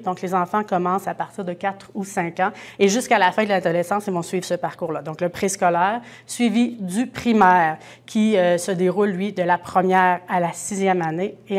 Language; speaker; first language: French; native; French